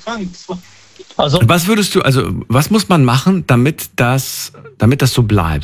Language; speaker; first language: German; native; German